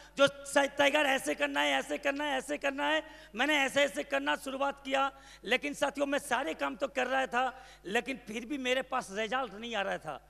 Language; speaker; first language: Hindi; non-native, local second language; Bangla